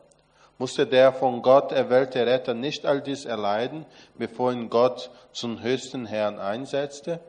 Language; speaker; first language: German; non-native, fluent; Portuguese